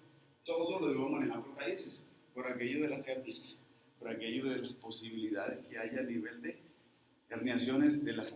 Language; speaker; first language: Spanish; native; Spanish